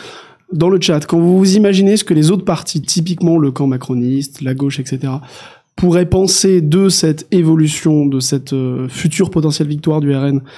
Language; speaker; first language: French; native; French